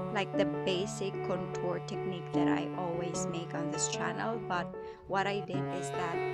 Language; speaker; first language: English; non-native, local second language; Filipino